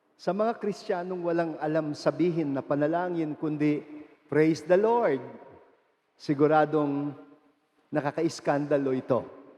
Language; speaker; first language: Filipino; native; Filipino